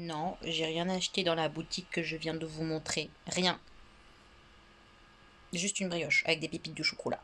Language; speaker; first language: French; native; French